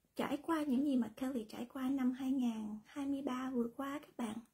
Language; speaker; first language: Vietnamese; early bilingual, heritage; Vietnamese